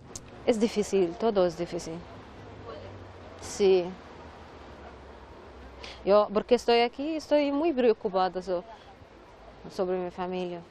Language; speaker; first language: Spanish; non-native, learner; Arabic